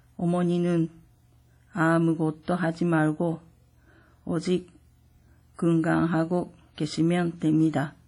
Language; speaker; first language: Korean; non-native, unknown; Japanese